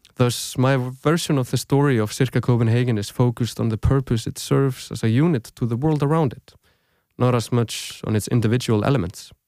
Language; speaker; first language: English; non-native, fluent; Icelandic